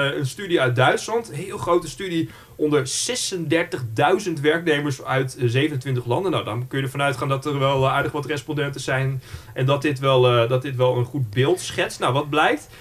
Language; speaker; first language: Dutch; native; Dutch